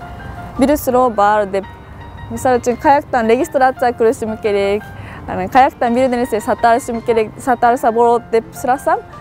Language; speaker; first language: Kyrgyz; non-native, fluent; Japanese